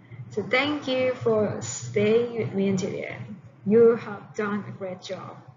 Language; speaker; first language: English; non-native, fluent; Thai